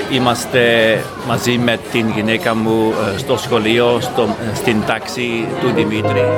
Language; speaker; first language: Greek; non-native, learner; Spanish